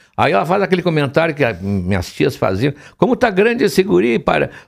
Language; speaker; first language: Portuguese; native; Portuguese